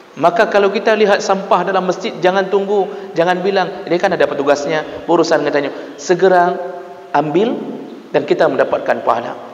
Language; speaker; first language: Malay; non-native, local second language; Achinese